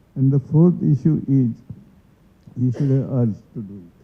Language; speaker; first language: English; non-native, local second language; Marathi